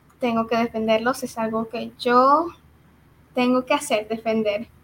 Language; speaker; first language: Spanish; early bilingual, heritage; Spanish